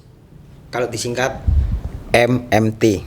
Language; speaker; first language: Indonesian; non-native, local second language; Javanese